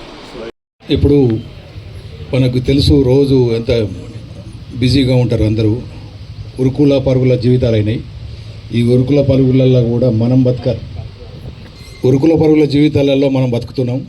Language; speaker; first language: Telugu; native; Telugu